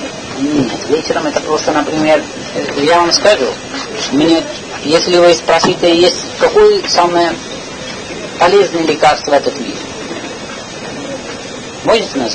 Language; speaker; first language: Russian; non-native, learner; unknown